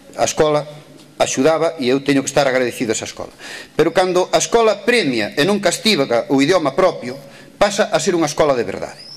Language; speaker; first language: Galician; native; Galician